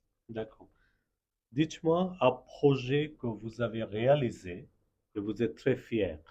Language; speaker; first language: French; non-native, fluent; Bangla